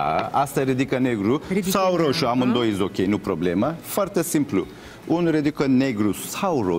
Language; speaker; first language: Romanian; non-native, learner; Turkish